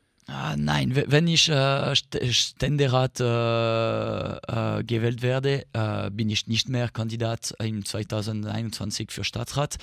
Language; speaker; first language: German; non-native, local second language; French